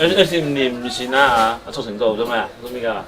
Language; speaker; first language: Chinese; native; Chinese